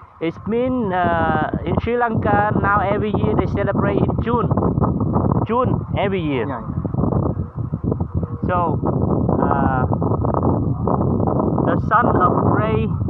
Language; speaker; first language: English; non-native, learner; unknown